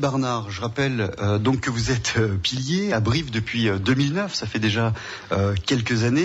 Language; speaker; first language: French; native; French